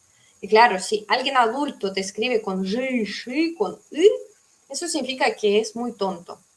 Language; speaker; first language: Spanish; non-native, fluent; Russian